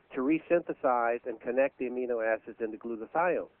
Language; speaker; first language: English; native; English